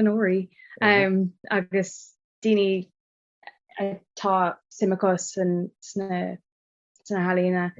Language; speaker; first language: Irish; non-native, local second language; English